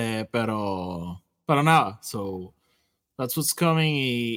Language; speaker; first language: English; non-native, local second language; Spanish